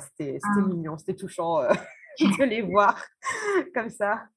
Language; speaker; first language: French; native; French